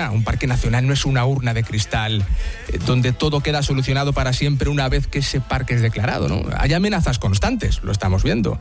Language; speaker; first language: Spanish; native; Spanish